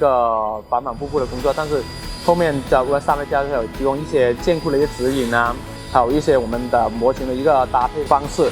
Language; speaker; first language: Chinese; native; Chinese